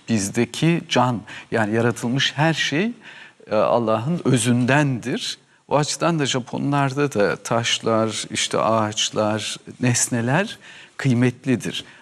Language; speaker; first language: Turkish; native; Turkish